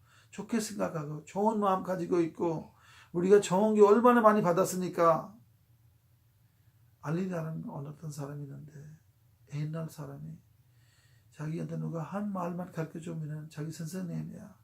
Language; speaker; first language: Korean; non-native, fluent; Urdu